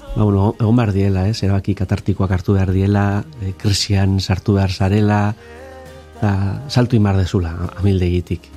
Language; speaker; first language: Basque; native; Basque